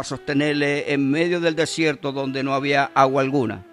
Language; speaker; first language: Spanish; native; Spanish